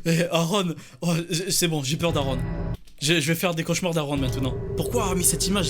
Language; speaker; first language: French; native; French